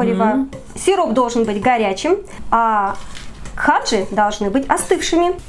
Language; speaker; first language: Russian; native; Russian